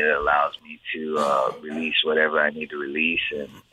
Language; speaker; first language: English; native; English